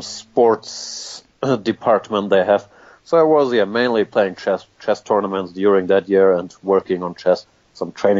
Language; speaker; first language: English; non-native, fluent; German